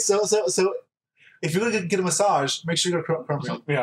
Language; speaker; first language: English; native; English